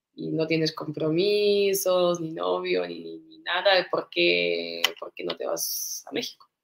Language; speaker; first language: Spanish; non-native, fluent; Russian